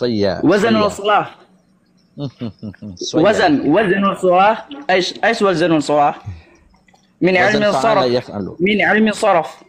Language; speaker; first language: Arabic; non-native, learner; Indonesian